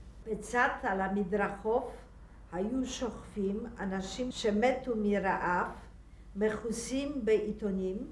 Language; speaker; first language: Hebrew; non-native, fluent; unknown